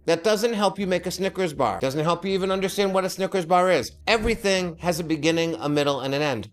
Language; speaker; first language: English; native; English